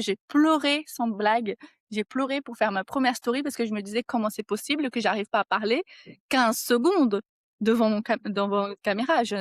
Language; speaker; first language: French; non-native, fluent; Portuguese